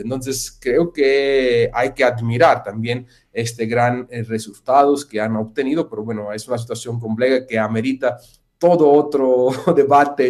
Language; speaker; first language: Spanish; non-native, fluent; Italian